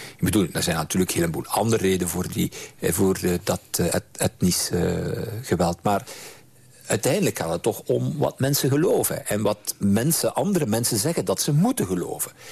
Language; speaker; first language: Dutch; native; Dutch